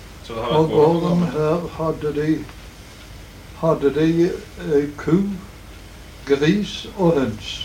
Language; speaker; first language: Norwegian; native; Norwegian